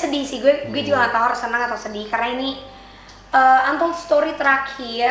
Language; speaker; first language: Indonesian; native; Indonesian